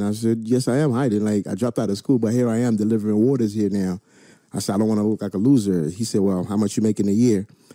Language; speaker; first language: English; non-native, fluent; Haitian Creole